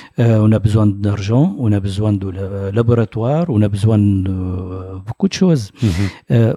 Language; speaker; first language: French; non-native, fluent; Arabic